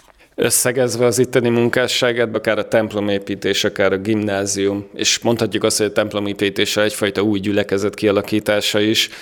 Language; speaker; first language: Hungarian; native; Hungarian